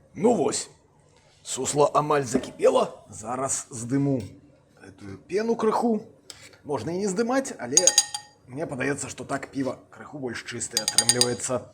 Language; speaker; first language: Belarusian; non-native, local second language; Russian